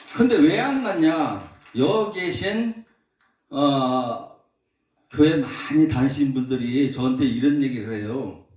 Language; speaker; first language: Korean; native; Korean